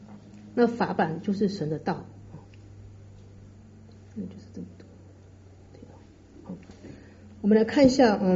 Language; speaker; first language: Chinese; native; Chinese